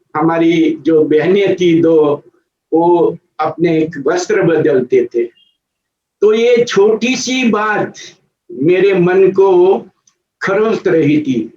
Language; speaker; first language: Hindi; non-native, local second language; Gujarati